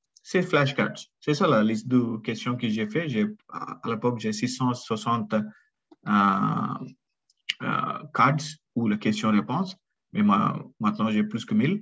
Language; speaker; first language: French; non-native, learner; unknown